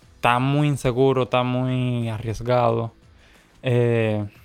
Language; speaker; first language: Spanish; native; Spanish